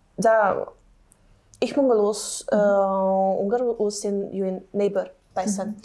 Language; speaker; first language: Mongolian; non-native, learner; Hungarian